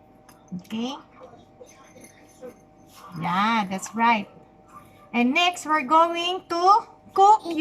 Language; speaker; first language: English; non-native, learner; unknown